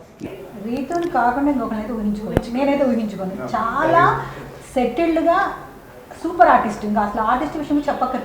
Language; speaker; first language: Telugu; native; Telugu